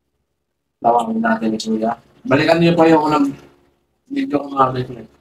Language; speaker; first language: Filipino; non-native, local second language; Hiligaynon